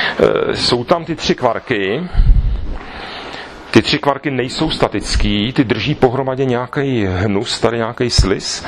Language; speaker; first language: Czech; native; Czech